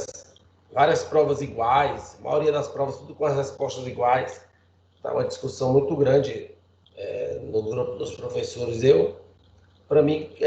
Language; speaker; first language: Portuguese; native; Portuguese